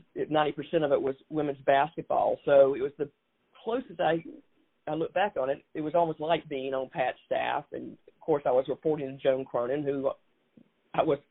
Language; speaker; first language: English; native; English